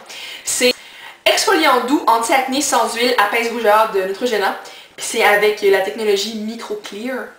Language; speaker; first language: French; native; French